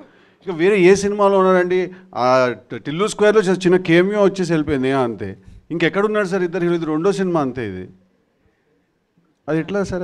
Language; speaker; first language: Telugu; native; Telugu